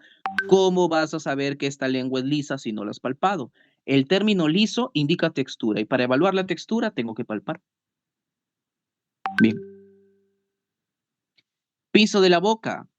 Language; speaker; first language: Spanish; native; Spanish